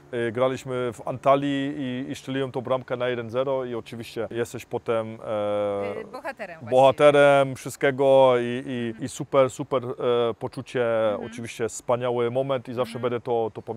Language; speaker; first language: Polish; early bilingual, heritage; Polish